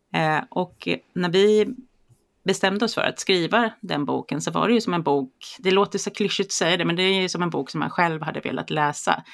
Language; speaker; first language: Swedish; native; Swedish